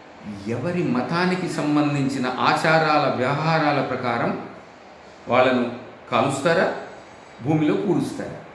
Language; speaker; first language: Telugu; native; Telugu